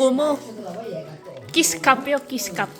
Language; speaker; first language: Korean; non-native, learner; Filipino